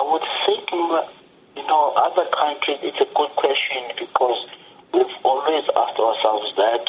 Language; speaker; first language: English; non-native, local second language; Xhosa